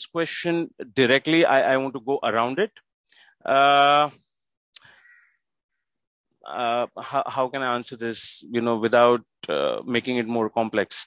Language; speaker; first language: English; non-native, local second language; Marathi